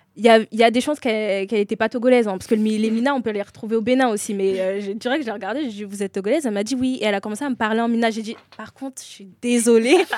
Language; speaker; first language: French; early bilingual, other home language; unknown